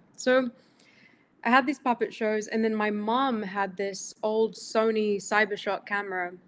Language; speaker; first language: English; early bilingual, other home language; Greek